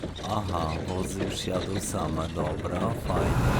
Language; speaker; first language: Polish; native; Polish